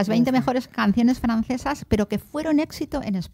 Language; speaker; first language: Spanish; native; Spanish